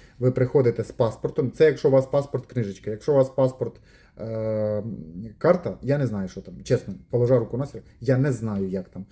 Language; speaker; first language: Ukrainian; non-native, local second language; Russian